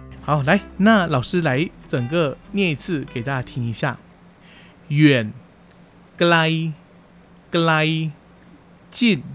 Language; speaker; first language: Chinese; early bilingual, heritage; Chinese